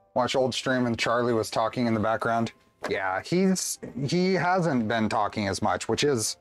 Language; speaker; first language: English; native; English